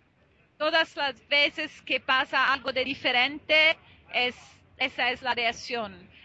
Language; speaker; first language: Spanish; non-native, fluent; Italian